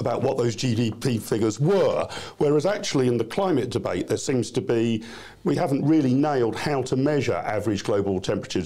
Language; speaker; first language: English; native; English